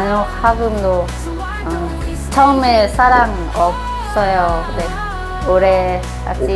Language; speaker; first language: Korean; non-native, learner; Lao